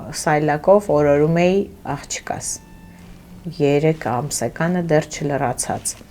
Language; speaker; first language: Armenian; early bilingual, heritage; Armenian